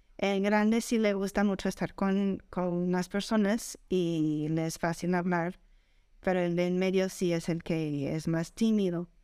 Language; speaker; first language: Spanish; non-native, fluent; English